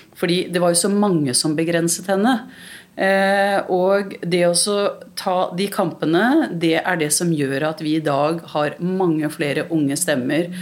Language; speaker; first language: Norwegian; early bilingual, other home language; Urdu